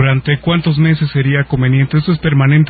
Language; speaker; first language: Spanish; native; Spanish